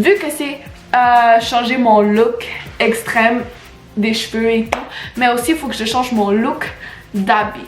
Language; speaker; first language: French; early bilingual, other home language; Spanish